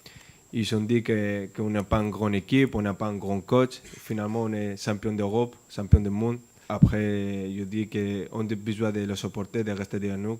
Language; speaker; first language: French; non-native, fluent; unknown